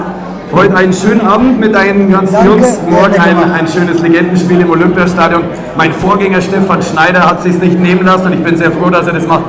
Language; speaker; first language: German; native; German